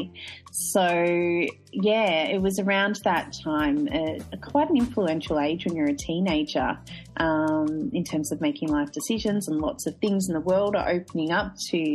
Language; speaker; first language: English; native; English